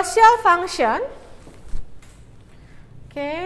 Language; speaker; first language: English; non-native, local second language; Indonesian